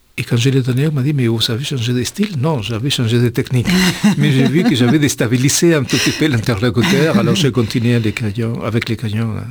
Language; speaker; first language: French; non-native, fluent; Spanish